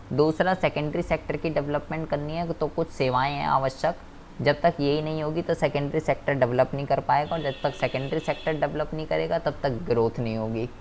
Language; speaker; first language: Hindi; native; Hindi